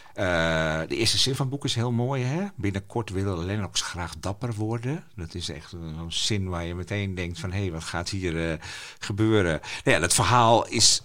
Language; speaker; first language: Dutch; non-native, local second language; Western Frisian